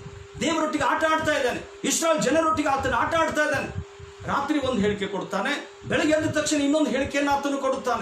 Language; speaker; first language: Kannada; native; Kannada